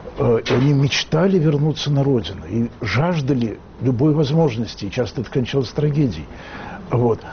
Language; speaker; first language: Russian; native; Russian